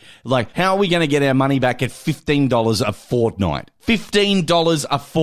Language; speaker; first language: English; native; English